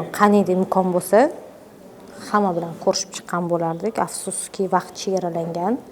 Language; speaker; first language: Uzbek; non-native, local second language; Kara-Kalpak